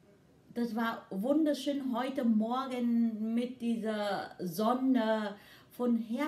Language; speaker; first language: German; non-native, learner; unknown